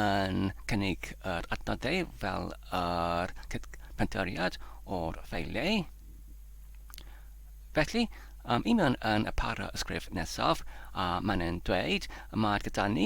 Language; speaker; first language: Welsh; non-native, fluent; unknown